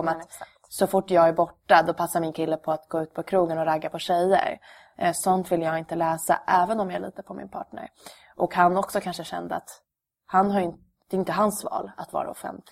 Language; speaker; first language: Swedish; native; Swedish